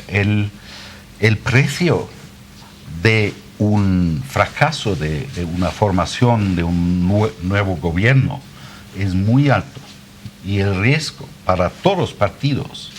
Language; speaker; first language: Spanish; non-native, fluent; German